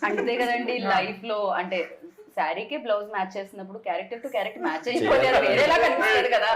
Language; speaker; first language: Telugu; native; Telugu